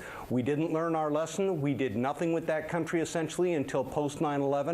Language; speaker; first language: English; native; English